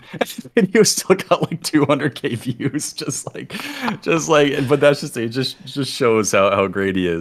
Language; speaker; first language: English; native; English